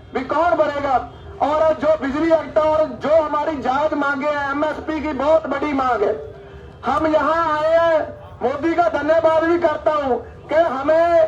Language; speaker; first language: Hindi; native; Hindi